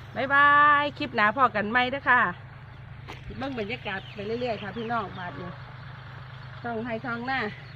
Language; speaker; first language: Thai; native; Thai